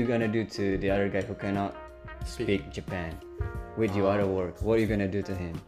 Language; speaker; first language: English; non-native, fluent; Indonesian